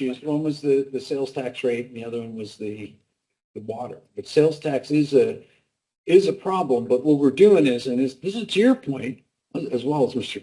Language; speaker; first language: English; native; English